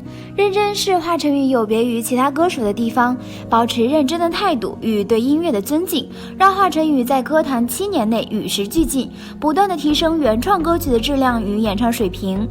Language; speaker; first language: Chinese; native; Chinese